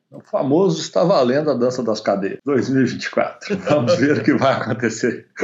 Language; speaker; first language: Portuguese; native; Portuguese